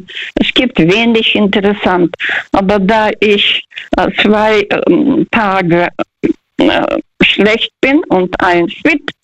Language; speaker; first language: German; non-native, fluent; Russian